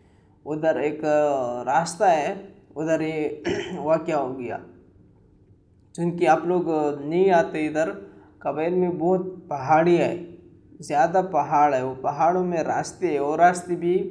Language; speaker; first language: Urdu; non-native, local second language; Pashto